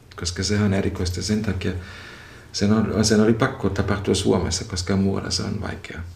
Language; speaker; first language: Finnish; non-native, fluent; German